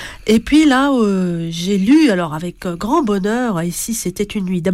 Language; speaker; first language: French; native; French